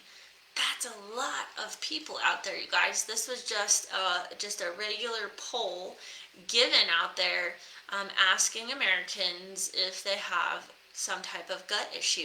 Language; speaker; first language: English; native; English